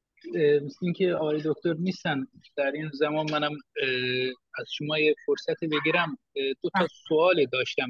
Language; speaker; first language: Persian; non-native, fluent; Turkish